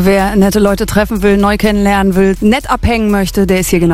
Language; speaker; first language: German; native; German